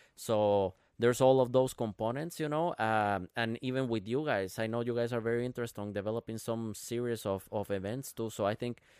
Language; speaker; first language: English; non-native, fluent; Spanish